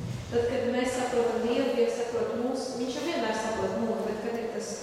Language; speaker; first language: Latvian; non-native, local second language; Russian